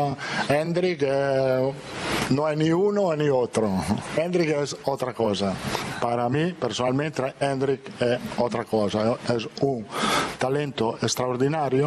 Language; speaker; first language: Portuguese; non-native, fluent; Italian